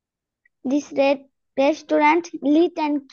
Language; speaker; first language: English; non-native, learner; Bangla